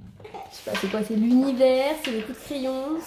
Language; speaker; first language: French; native; French